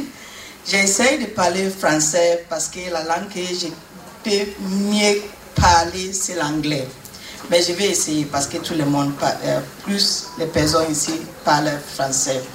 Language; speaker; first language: French; non-native, learner; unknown